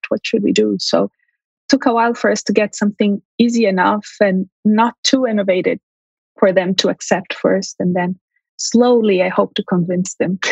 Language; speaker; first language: English; early bilingual, heritage; Armenian